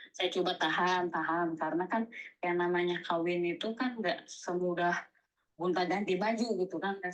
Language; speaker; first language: Indonesian; native; Indonesian